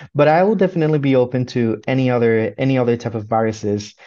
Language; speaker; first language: English; non-native, fluent; Spanish